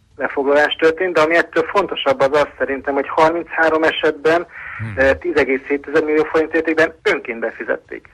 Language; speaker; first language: Hungarian; native; Hungarian